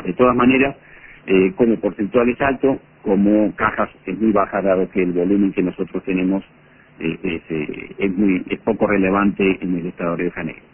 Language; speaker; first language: Spanish; native; Spanish